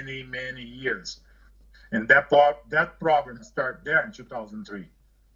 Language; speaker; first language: English; non-native, learner; Portuguese